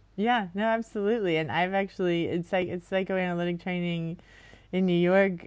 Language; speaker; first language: English; native; English